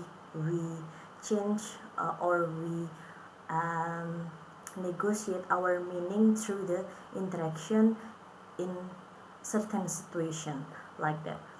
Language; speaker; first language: English; non-native, fluent; Indonesian